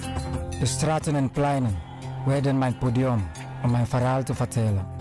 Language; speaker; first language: Dutch; non-native, learner; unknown